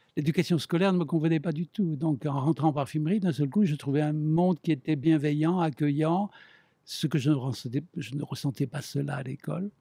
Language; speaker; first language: French; native; French